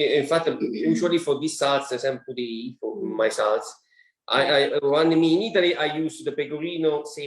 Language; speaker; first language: English; non-native, learner; Italian